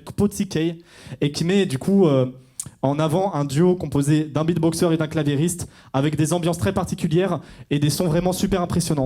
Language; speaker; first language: French; native; French